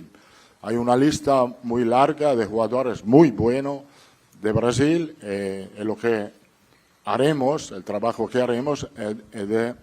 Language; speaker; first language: Spanish; non-native, fluent; Italian